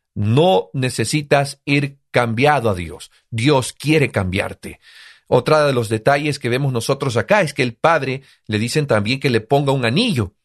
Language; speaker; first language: Spanish; native; Spanish